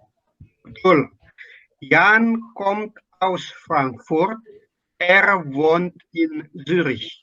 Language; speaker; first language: German; non-native, fluent; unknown